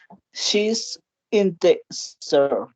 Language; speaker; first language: English; non-native, learner; Spanish